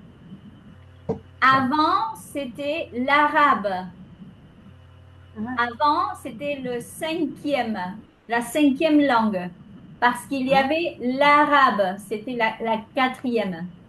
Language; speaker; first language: French; non-native, fluent; Spanish